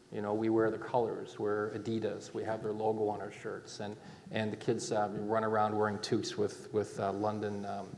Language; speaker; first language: English; native; English